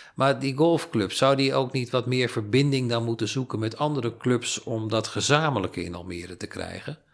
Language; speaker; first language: Dutch; native; Dutch